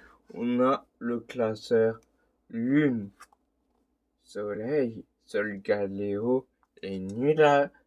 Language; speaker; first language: French; native; French